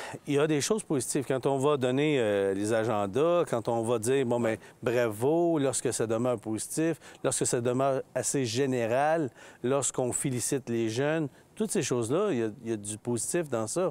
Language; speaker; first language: French; native; French